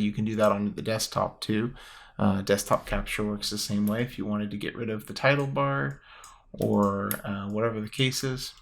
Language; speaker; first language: English; native; English